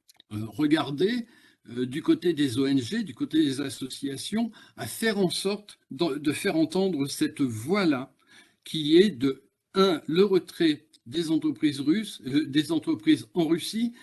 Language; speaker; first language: French; native; French